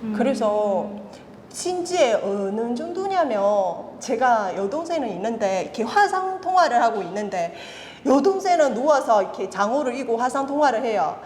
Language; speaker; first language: Korean; non-native, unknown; Chinese